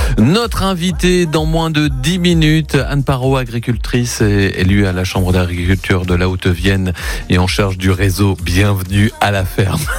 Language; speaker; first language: French; native; French